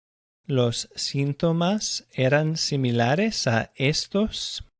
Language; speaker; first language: Spanish; non-native, fluent; English